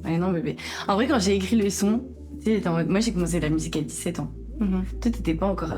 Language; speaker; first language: French; native; French